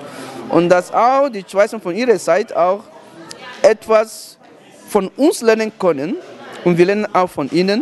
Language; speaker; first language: German; non-native, fluent; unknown